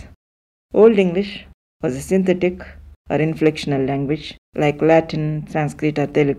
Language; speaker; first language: English; non-native, local second language; Telugu